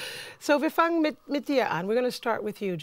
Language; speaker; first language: German; non-native, fluent; English